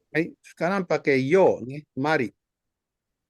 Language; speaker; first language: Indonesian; non-native, fluent; Japanese